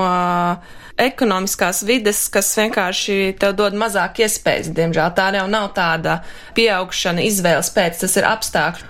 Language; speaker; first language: Latvian; early bilingual, heritage; Latvian